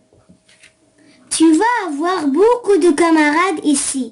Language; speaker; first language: French; non-native, local second language; Arabic